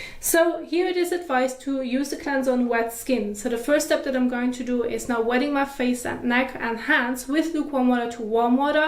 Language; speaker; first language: English; non-native, fluent; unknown